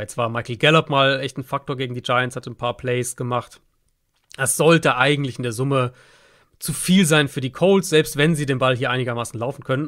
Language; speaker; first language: German; native; German